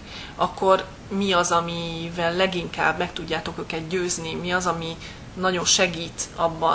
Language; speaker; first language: Hungarian; native; Hungarian